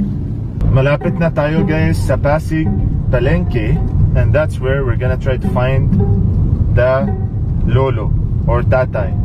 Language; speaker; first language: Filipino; non-native, learner; Arabic